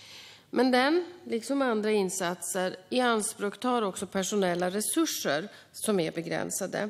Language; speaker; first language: Swedish; native; Swedish